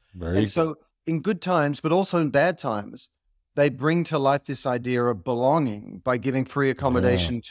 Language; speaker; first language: English; native; English